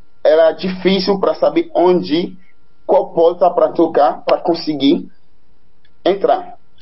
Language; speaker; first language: Portuguese; non-native, fluent; Haitian Creole